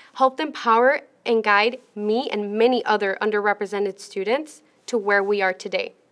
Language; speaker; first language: English; early bilingual, other home language; Spanish